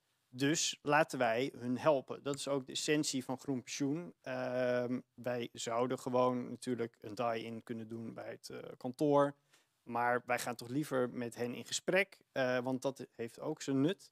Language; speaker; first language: Dutch; native; Dutch